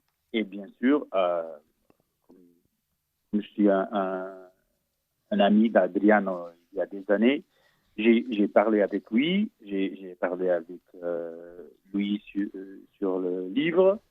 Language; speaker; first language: French; non-native, fluent; Portuguese